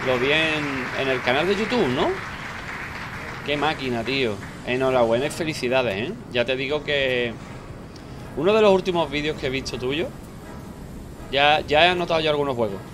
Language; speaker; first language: Spanish; native; Spanish